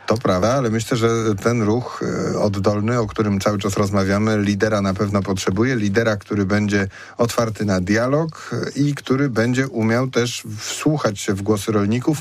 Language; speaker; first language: Polish; native; Polish